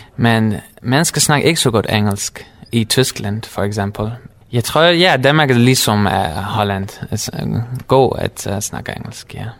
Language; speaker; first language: Danish; non-native, learner; Dutch